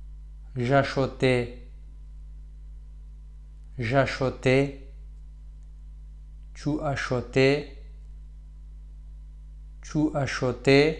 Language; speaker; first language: French; non-native, fluent; Pashto